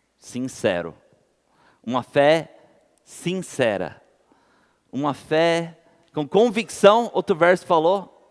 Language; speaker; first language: Portuguese; non-native, fluent; English